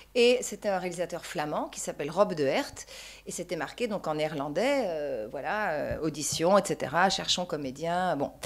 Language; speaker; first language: French; native; French